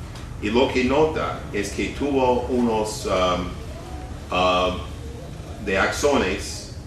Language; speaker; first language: Spanish; non-native, fluent; English